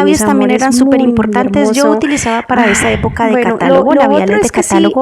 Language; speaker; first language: Spanish; native; Spanish